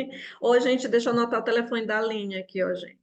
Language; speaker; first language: Portuguese; native; Portuguese